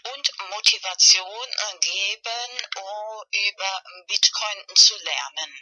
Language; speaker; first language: German; non-native, learner; Spanish